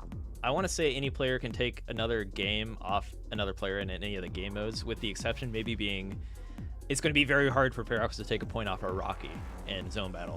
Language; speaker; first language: English; native; English